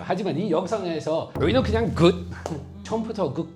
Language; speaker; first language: Korean; non-native, fluent; English